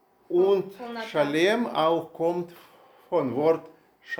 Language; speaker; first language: German; non-native, learner; Russian